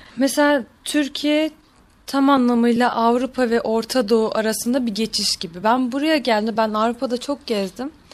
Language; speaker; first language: Turkish; native; Turkish